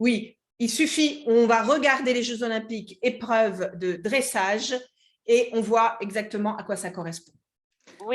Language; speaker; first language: French; native; French